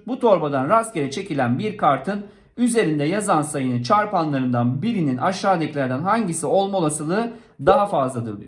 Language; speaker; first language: Turkish; native; Turkish